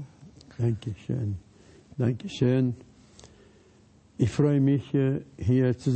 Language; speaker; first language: German; non-native, fluent; Arabic